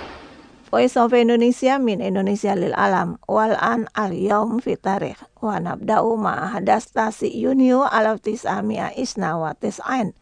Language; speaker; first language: Arabic; non-native, learner; Indonesian